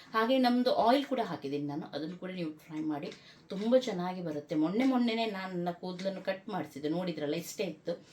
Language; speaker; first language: Kannada; non-native, local second language; Konkani